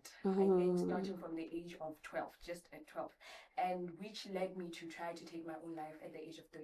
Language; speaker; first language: English; non-native, local second language; Southern Sotho